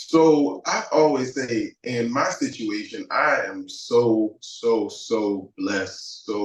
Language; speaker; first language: English; native; English